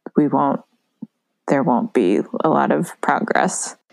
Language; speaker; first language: English; native; English